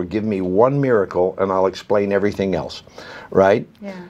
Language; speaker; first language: English; native; English